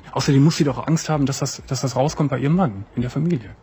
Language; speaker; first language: German; native; German